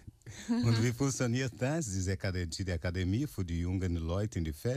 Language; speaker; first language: German; non-native, fluent; Portuguese